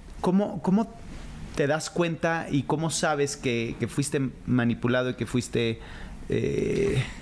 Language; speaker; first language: Spanish; native; Spanish